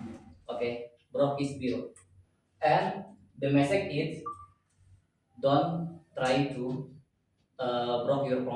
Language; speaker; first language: English; non-native, learner; Indonesian